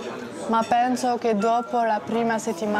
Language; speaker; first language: Italian; non-native, learner; French